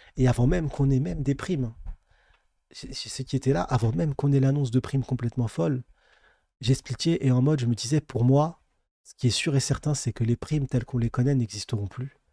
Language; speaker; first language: French; native; French